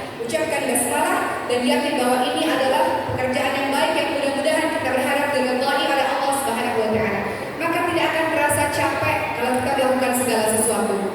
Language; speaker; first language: Indonesian; native; Indonesian